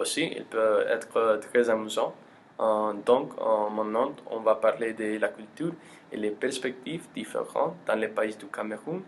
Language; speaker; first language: French; non-native, learner; English